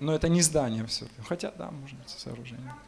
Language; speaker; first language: Russian; native; Russian